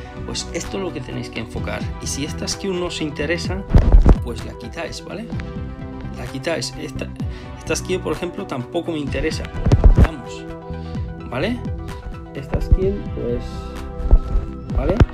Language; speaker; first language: Spanish; native; Spanish